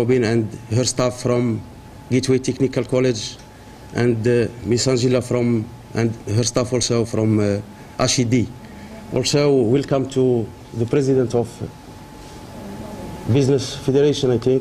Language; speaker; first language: English; non-native, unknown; Arabic